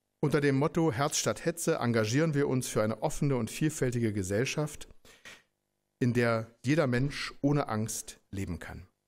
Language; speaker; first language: German; native; German